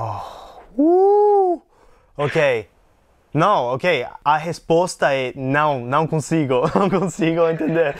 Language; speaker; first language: Portuguese; non-native, learner; English